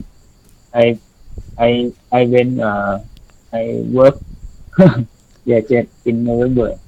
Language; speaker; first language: English; non-native, learner; Thai